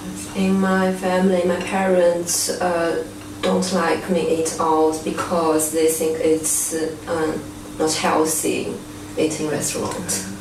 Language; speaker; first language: English; non-native, learner; Chinese